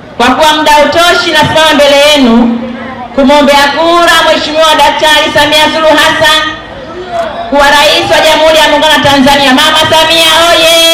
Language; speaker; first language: Swahili; native; Swahili